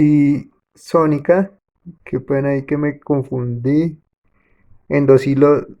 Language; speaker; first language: Spanish; native; Spanish